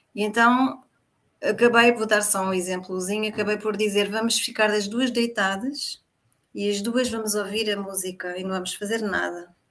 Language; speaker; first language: Portuguese; native; Portuguese